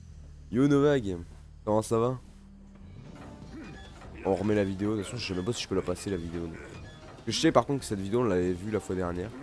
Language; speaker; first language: French; native; French